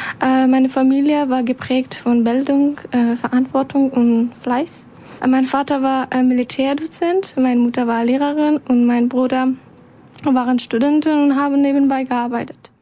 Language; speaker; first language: German; non-native, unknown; Persian